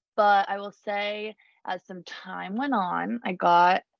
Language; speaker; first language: English; native; English